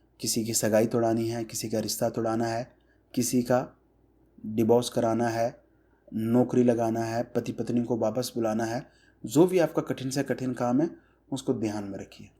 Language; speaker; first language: Hindi; non-native, fluent; Bangla